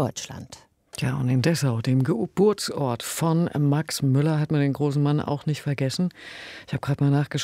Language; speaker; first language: German; native; German